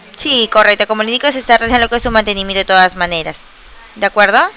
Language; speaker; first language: Spanish; native; Spanish